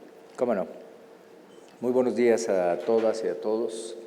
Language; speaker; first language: Spanish; native; Spanish